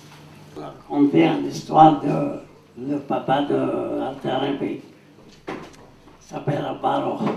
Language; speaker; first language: French; non-native, learner; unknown